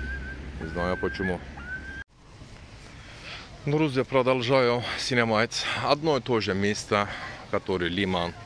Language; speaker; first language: Russian; non-native, learner; Turkish